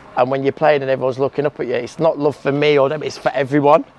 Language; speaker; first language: English; native; English